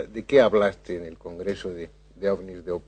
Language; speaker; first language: Spanish; native; Spanish